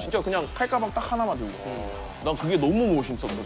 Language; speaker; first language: Korean; native; Korean